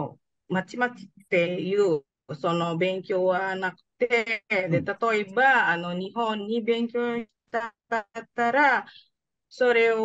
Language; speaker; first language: Japanese; non-native, fluent; Indonesian